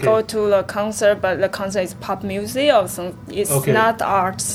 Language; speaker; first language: English; non-native, learner; Chinese